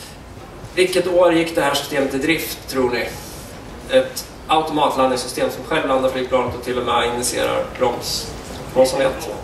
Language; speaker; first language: Swedish; native; Swedish